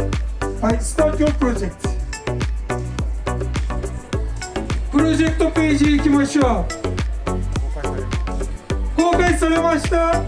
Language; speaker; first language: Japanese; non-native, fluent; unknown